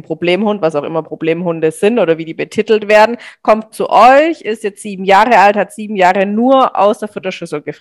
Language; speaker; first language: German; native; German